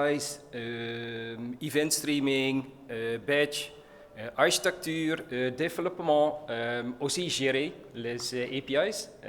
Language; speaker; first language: French; non-native, learner; Dutch